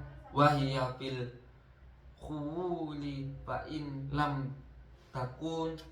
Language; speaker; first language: Arabic; non-native, learner; Indonesian